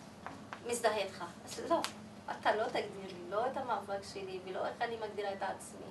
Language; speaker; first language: Hebrew; non-native, local second language; Arabic